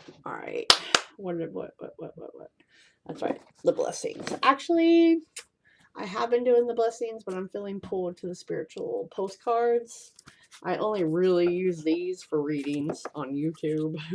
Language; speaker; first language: English; native; English